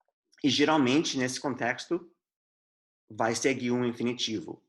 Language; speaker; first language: Portuguese; non-native, fluent; English